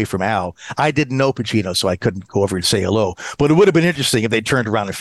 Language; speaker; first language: English; native; English